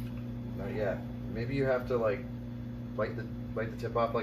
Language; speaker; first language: English; native; English